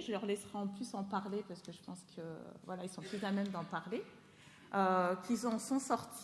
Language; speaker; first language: French; native; French